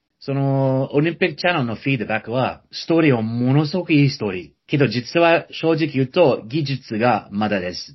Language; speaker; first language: Japanese; non-native, fluent; English